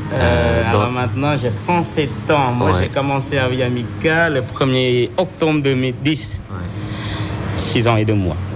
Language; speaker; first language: French; non-native, fluent; Khmer